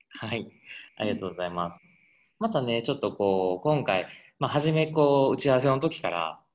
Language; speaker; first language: Japanese; native; Japanese